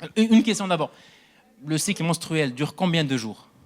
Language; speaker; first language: French; non-native, local second language; Arabic